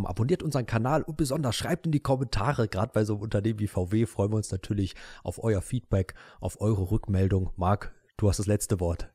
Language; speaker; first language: German; native; German